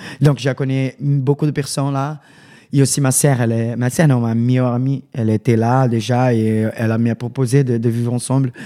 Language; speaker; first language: French; non-native, learner; Portuguese